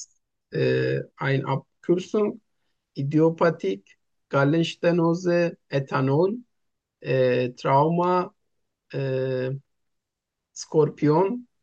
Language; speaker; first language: German; non-native, learner; Turkish